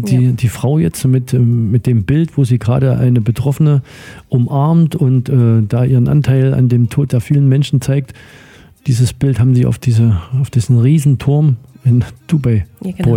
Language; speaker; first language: German; native; German